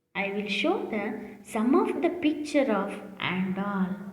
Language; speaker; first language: English; non-native, local second language; Kannada